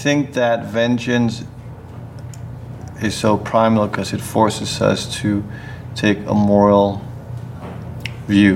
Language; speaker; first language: English; early bilingual, other home language; Danish